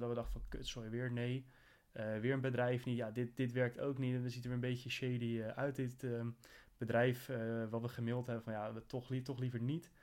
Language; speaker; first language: Dutch; native; Dutch